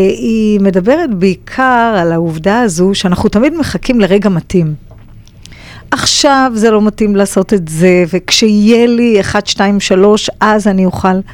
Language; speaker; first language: Hebrew; native; Hebrew